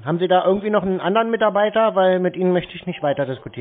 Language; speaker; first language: German; native; German